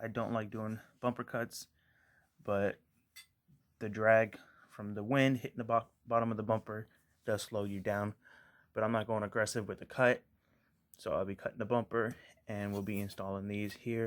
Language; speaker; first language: English; native; English